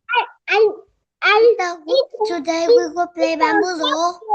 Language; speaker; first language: English; non-native, learner; Vietnamese